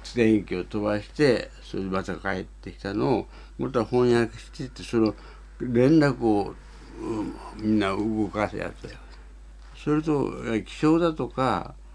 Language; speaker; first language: Japanese; native; Japanese